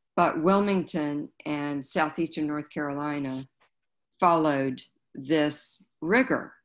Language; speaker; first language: English; native; English